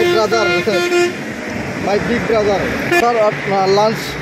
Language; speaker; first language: English; non-native, learner; Bangla